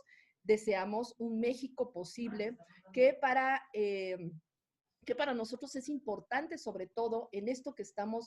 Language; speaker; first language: Spanish; native; Spanish